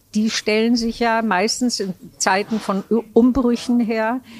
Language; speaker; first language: German; native; German